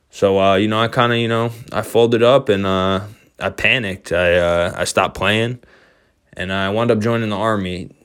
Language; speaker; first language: English; native; English